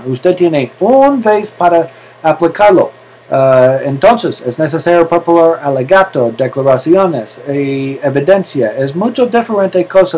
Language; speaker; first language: Spanish; non-native, learner; English